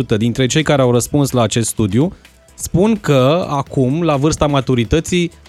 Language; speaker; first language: Romanian; native; Romanian